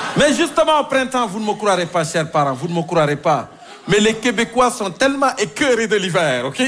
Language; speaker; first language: French; native; French